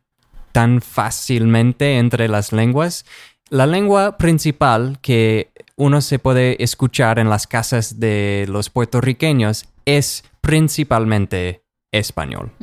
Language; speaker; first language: Spanish; non-native, fluent; English